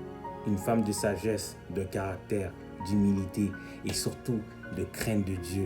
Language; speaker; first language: French; native; French